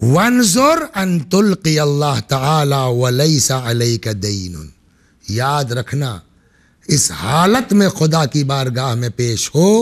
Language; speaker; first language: Hindi; native; Hindi